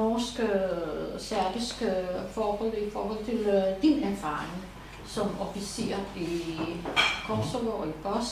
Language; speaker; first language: Danish; non-native, fluent; Serbian